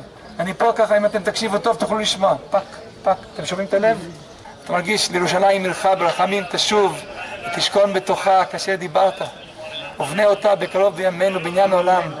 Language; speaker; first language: Hebrew; native; Hebrew